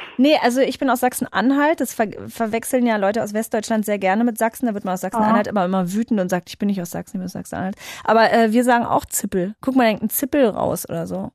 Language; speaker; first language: German; native; German